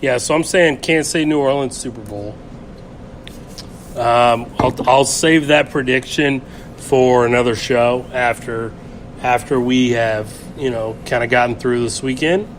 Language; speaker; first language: English; native; English